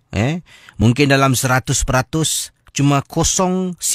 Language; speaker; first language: Malay; native; Malay